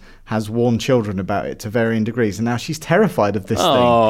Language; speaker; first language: English; native; English